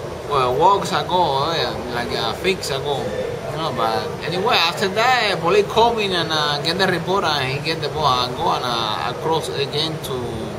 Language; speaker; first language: English; non-native, learner; Spanish